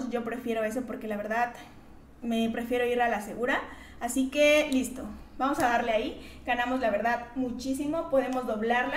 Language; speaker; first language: Spanish; native; Spanish